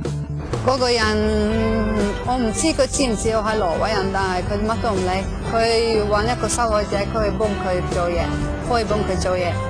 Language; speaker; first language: Cantonese; non-native, fluent; Norwegian